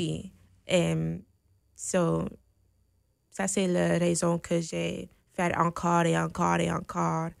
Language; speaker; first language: French; non-native, fluent; English